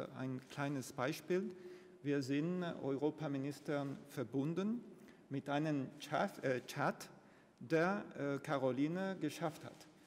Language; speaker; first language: German; non-native, learner; Spanish